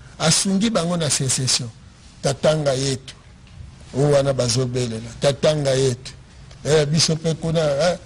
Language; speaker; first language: Lingala; non-native, local second language; Kongo